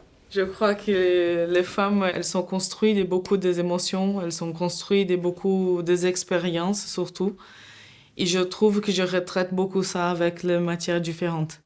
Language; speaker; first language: French; non-native, fluent; Portuguese